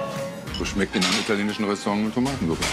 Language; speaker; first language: German; native; German